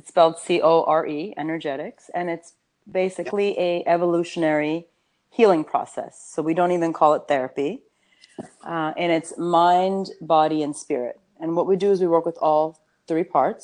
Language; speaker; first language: English; early bilingual, other home language; Urdu